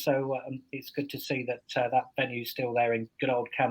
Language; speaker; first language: English; native; English